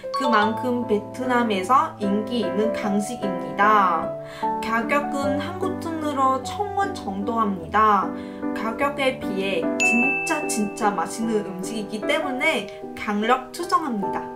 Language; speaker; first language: Korean; non-native, local second language; Vietnamese